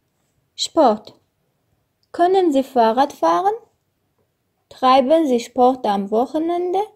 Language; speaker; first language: German; non-native, fluent; Armenian